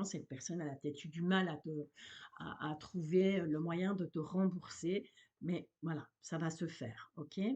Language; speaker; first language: French; native; French